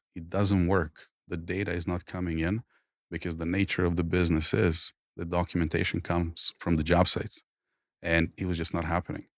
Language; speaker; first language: English; non-native, fluent; Croatian